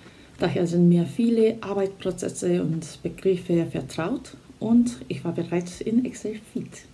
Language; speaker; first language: German; non-native, fluent; Korean